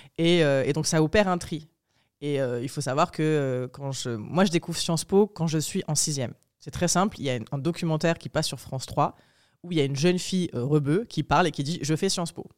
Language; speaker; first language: French; early bilingual, other home language; Arabic